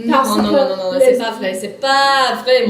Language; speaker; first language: French; non-native, learner; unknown